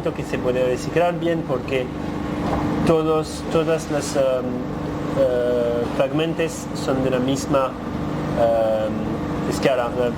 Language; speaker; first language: Spanish; non-native, learner; French